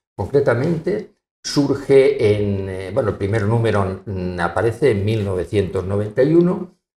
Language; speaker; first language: Spanish; native; Spanish